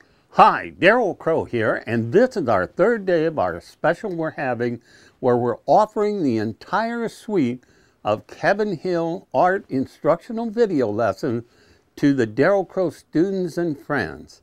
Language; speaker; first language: English; native; English